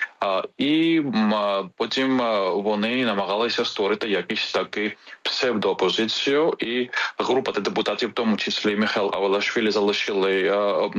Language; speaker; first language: Ukrainian; non-native, fluent; Georgian